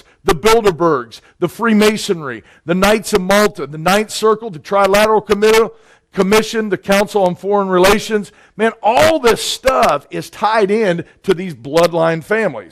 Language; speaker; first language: English; native; English